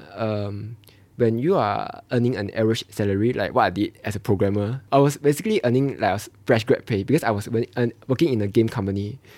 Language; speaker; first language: English; non-native, local second language; Chinese